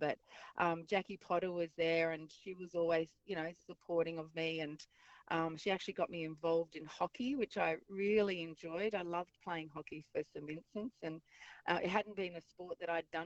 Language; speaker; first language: English; native; English